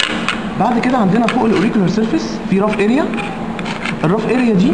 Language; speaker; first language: Arabic; native; Arabic